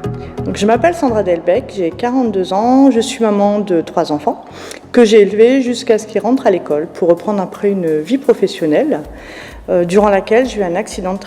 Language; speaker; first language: French; native; French